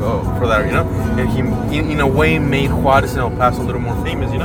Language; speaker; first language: English; non-native, fluent; Spanish